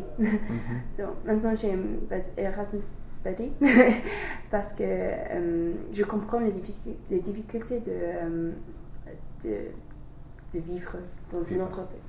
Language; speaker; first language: French; non-native, learner; English